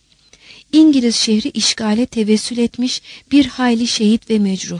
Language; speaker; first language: Turkish; native; Turkish